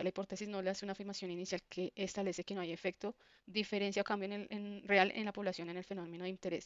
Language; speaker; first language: Spanish; native; Spanish